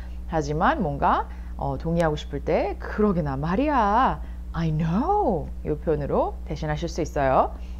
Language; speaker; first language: Korean; native; Korean